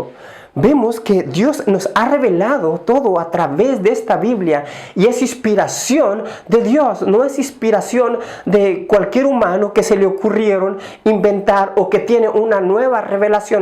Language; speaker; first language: Spanish; native; Spanish